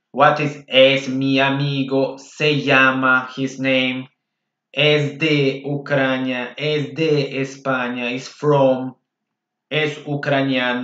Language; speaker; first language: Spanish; non-native, fluent; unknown